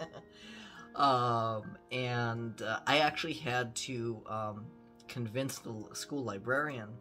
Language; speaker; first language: English; early bilingual, other home language; German